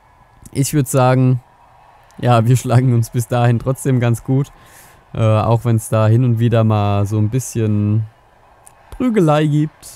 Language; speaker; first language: German; native; German